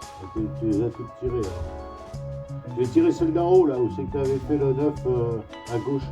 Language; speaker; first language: French; native; French